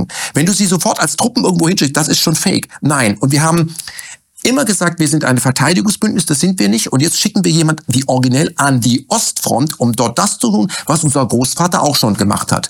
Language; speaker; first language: German; native; German